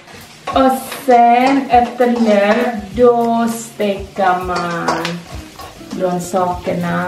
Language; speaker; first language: Swedish; non-native, learner; Indonesian